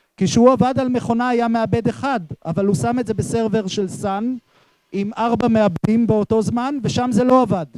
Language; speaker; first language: Hebrew; native; Hebrew